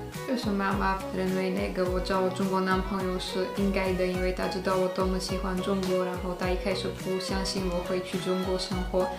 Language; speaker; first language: Chinese; non-native, fluent; Slovak